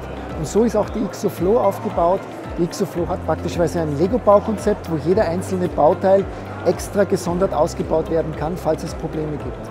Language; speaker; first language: German; native; German